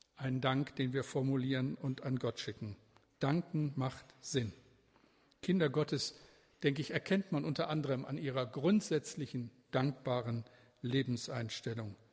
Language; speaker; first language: German; native; German